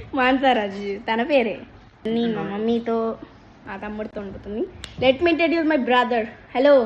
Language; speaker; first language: Telugu; early bilingual, heritage; Telugu